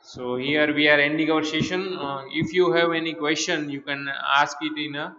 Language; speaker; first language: English; non-native, local second language; Gujarati